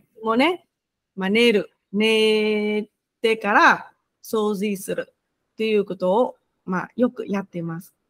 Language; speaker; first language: Japanese; non-native, fluent; Vietnamese